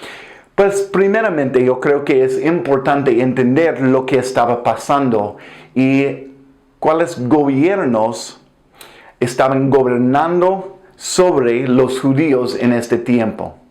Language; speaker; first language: Spanish; non-native, fluent; English